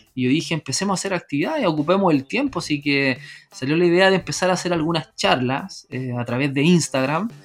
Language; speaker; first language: Spanish; native; Spanish